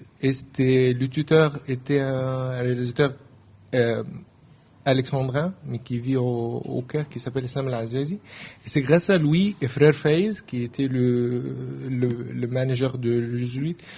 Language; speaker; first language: French; non-native, learner; Arabic